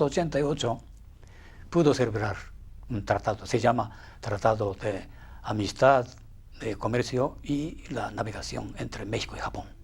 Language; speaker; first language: Spanish; non-native, fluent; Japanese